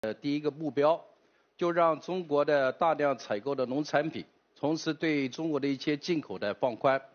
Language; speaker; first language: Chinese; native; Chinese